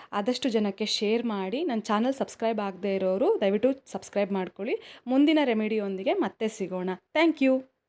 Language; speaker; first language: Kannada; native; Kannada